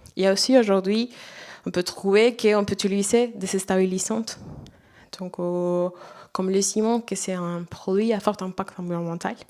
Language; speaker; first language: French; non-native, fluent; Spanish